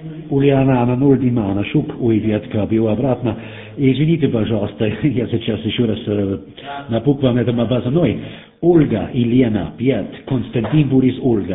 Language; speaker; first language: Russian; non-native, learner; German